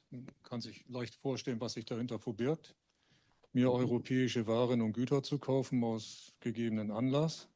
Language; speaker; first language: German; native; German